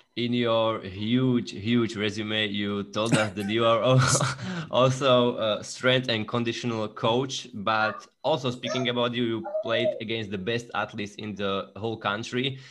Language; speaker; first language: English; non-native, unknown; Slovak